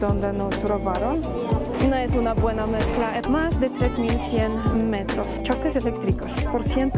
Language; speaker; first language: Spanish; non-native, fluent; Polish